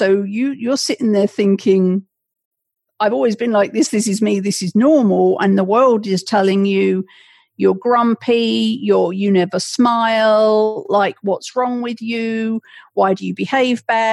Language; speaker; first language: English; native; English